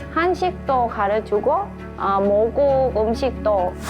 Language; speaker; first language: Korean; non-native, fluent; Vietnamese